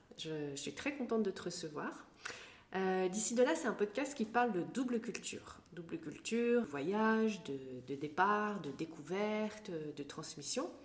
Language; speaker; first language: French; native; French